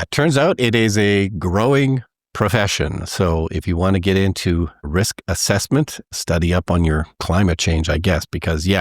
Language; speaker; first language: English; native; English